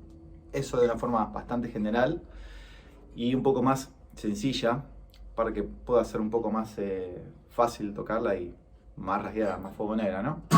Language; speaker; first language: Spanish; native; Spanish